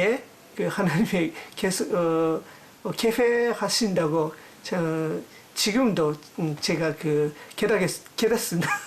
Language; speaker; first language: Korean; non-native, learner; Japanese